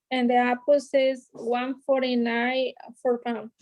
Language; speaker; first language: English; non-native, learner; Spanish